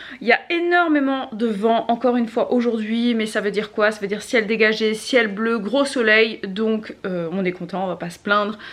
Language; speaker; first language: French; native; French